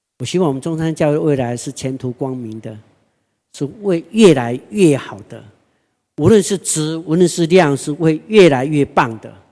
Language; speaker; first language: Chinese; non-native, local second language; Hakka Chinese